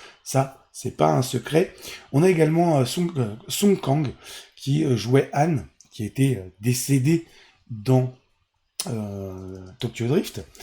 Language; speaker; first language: French; native; French